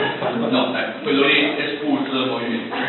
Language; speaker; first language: Italian; native; Italian